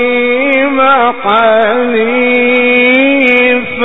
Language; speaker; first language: Arabic; native; Arabic